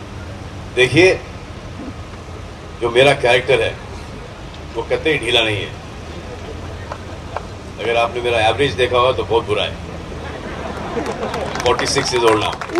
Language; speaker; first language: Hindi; native; Hindi